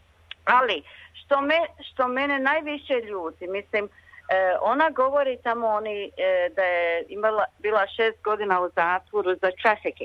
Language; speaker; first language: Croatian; early bilingual, other home language; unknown